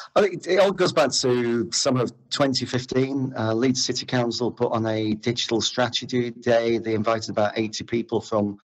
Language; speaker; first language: English; native; English